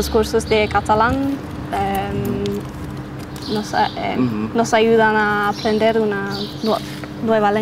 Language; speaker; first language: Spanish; non-native, learner; English